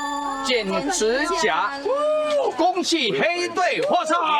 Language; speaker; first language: Chinese; native; Chinese